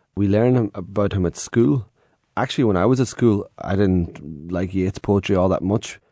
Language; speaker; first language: English; native; English